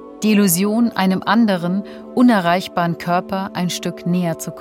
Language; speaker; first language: German; native; German